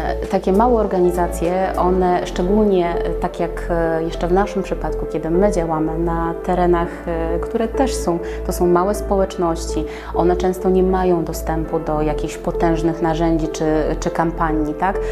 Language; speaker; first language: Polish; native; Polish